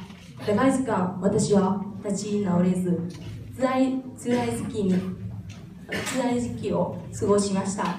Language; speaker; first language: Japanese; non-native, fluent; Vietnamese